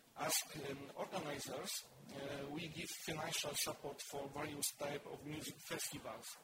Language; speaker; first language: English; non-native, learner; Polish